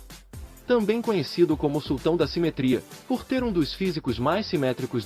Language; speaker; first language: Portuguese; native; Portuguese